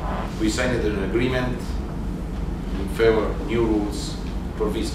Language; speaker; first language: English; non-native, learner; Italian